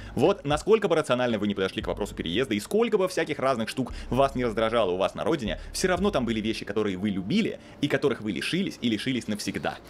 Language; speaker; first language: Russian; native; Russian